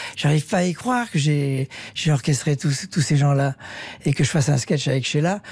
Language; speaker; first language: French; native; French